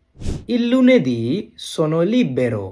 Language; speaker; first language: Italian; non-native, fluent; Bangla